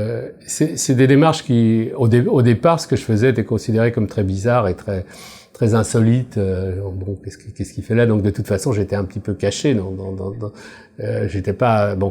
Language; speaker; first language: French; native; French